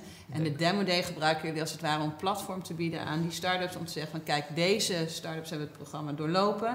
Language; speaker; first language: Dutch; native; Dutch